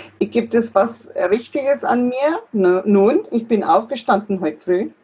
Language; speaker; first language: German; non-native, fluent; English